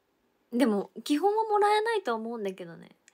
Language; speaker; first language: Japanese; native; Japanese